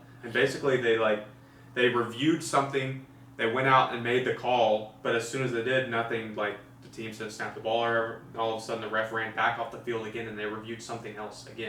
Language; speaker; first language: English; native; English